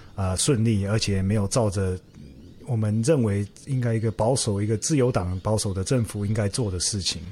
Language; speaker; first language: Chinese; native; Chinese